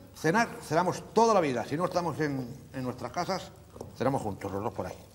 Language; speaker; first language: Spanish; native; Spanish